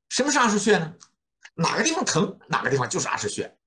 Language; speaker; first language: Chinese; native; Chinese